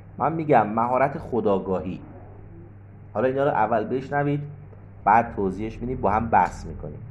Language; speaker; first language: Persian; non-native, local second language; Azerbaijani